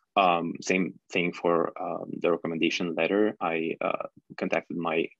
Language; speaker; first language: English; non-native, fluent; Arabic